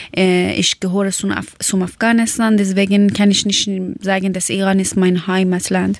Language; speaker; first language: German; non-native, learner; Persian